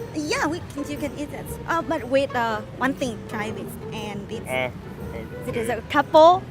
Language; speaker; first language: English; non-native, learner; Vietnamese